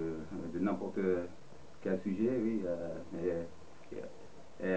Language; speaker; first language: French; non-native, fluent; English